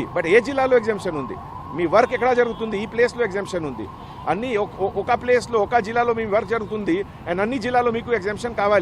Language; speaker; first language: Telugu; non-native, fluent; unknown